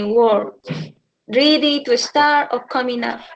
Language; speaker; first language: English; non-native, learner; Spanish